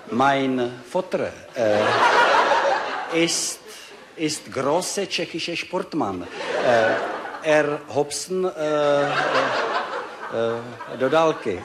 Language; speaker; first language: German; non-native, learner; Czech